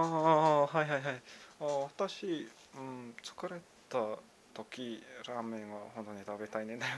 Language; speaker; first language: Japanese; non-native, learner; Mongolian